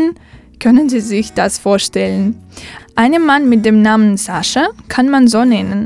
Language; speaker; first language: German; non-native, fluent; Russian